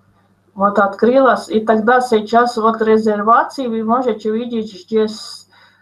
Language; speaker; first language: Russian; non-native, local second language; Latvian